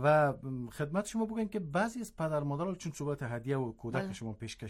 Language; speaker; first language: Persian; native; Persian